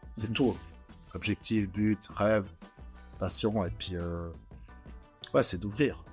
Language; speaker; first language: French; native; French